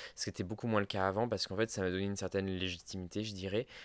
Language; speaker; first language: French; native; French